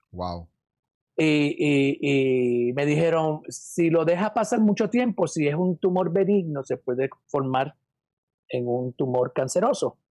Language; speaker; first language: Spanish; native; Spanish